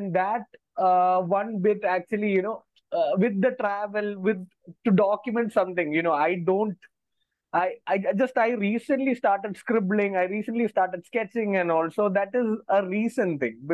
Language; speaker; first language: English; non-native, local second language; Malayalam